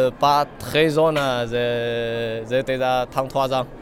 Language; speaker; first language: French; non-native, learner; Chinese